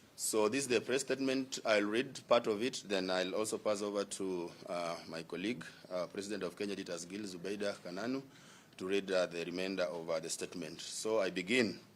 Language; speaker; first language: English; non-native, local second language; Swahili